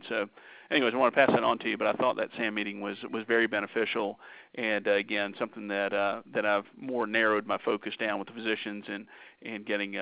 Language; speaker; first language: English; native; English